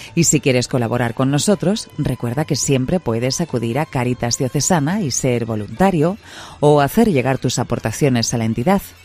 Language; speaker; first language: Spanish; native; Spanish